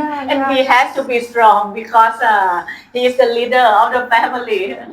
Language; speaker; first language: English; non-native, fluent; Thai